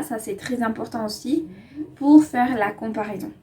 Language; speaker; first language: French; non-native, fluent; Spanish